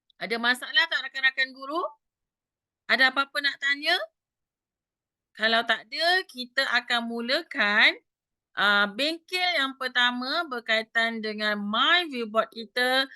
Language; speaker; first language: Malay; native; Malay